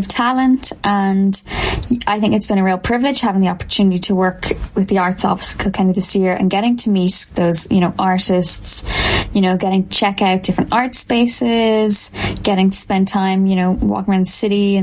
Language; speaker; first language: English; native; English